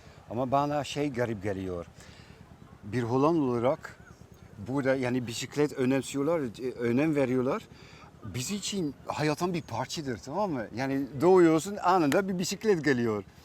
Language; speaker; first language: Turkish; non-native, fluent; Dutch